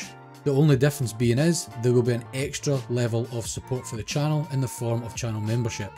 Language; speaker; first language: English; native; English